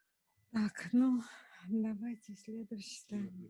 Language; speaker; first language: Russian; native; Russian